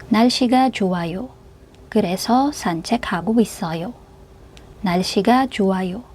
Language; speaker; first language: Korean; non-native, fluent; Filipino